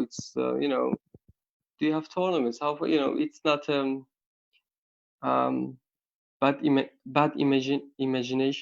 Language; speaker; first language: English; non-native, learner; Persian